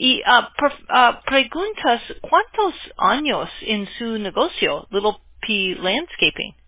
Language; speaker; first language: Spanish; non-native, learner; English